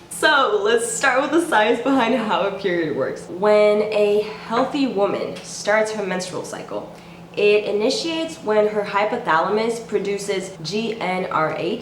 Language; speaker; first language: English; native; English